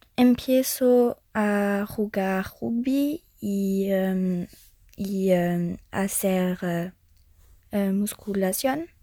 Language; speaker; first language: Spanish; non-native, learner; French